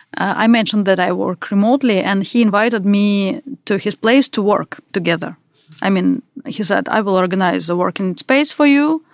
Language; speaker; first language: English; non-native, fluent; Russian